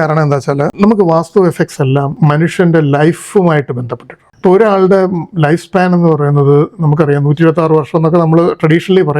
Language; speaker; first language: Malayalam; native; Malayalam